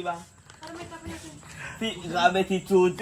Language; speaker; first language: Filipino; non-native, learner; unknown